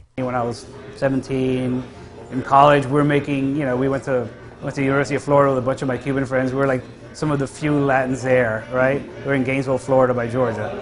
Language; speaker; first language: English; native; English